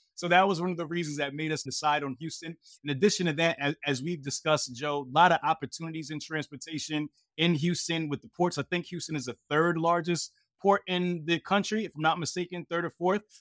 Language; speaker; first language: English; native; English